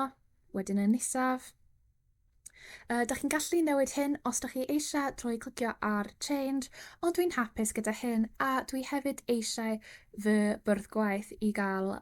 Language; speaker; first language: Welsh; non-native, local second language; English